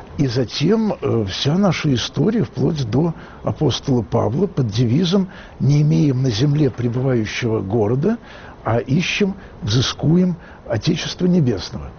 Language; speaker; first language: Russian; native; Russian